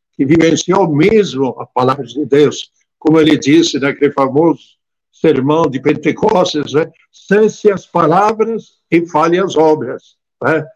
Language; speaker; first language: Portuguese; non-native, fluent; Italian